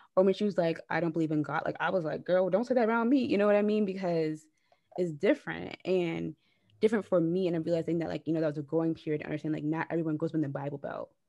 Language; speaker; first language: English; native; English